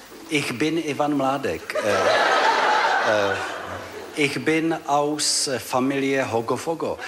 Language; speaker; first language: German; non-native, learner; Czech